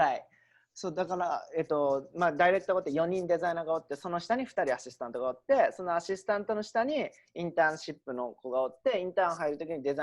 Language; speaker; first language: Japanese; native; Japanese